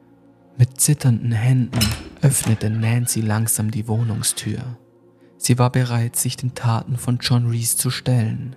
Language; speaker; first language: German; native; German